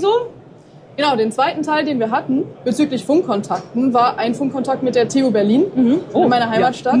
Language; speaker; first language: German; native; German